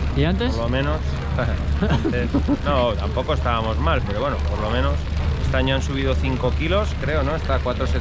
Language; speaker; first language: Spanish; native; Spanish